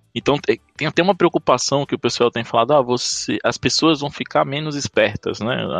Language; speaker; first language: Portuguese; native; Portuguese